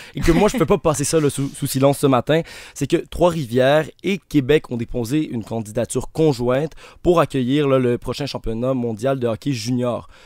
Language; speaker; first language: French; native; French